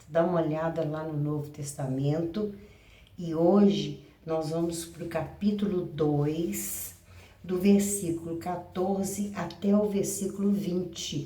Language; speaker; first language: Portuguese; native; Portuguese